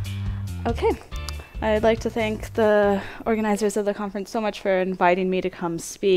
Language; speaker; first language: English; native; English